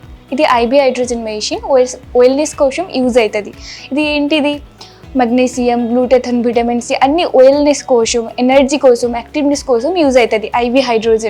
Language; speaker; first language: Telugu; non-native, local second language; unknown